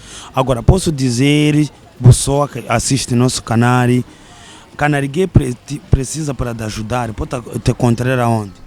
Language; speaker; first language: Portuguese; non-native, learner; Kinyarwanda